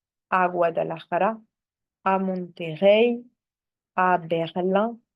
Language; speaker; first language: Spanish; non-native, fluent; French